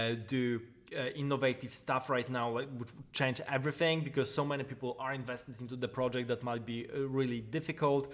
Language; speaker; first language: English; non-native, fluent; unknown